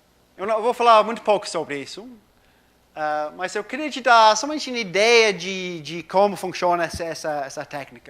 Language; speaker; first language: Portuguese; non-native, fluent; English